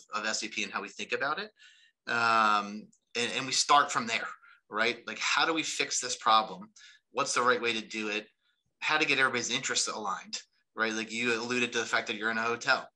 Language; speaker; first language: English; native; English